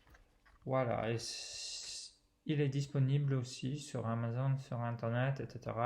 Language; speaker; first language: French; non-native, fluent; English